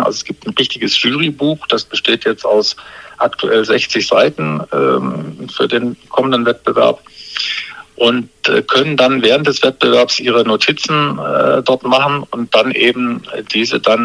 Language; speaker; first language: German; native; German